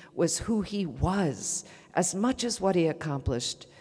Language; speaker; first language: English; native; English